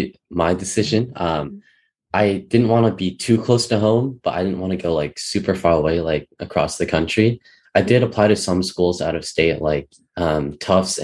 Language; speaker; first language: English; native; English